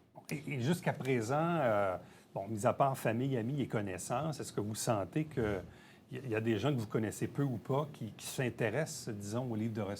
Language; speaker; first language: French; native; French